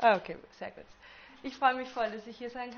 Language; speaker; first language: German; native; German